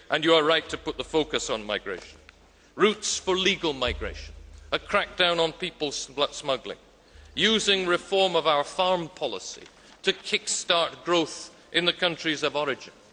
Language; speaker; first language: English; native; English